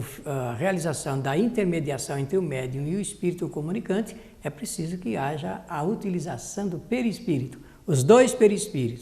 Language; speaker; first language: Portuguese; native; Portuguese